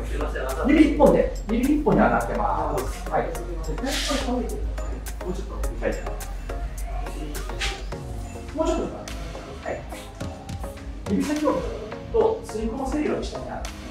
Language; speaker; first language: Japanese; native; Japanese